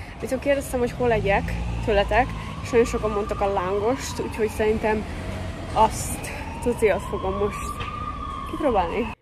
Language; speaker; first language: Hungarian; early bilingual, heritage; Hungarian